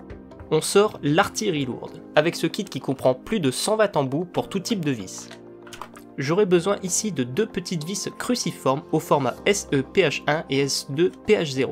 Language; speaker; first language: French; native; French